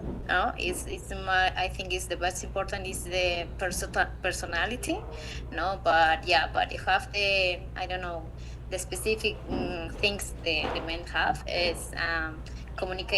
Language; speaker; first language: English; non-native, learner; Spanish